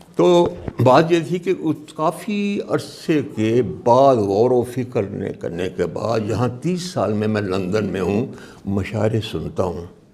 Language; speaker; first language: Urdu; non-native, local second language; Punjabi